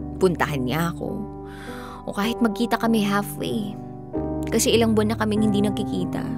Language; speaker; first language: Filipino; native; Filipino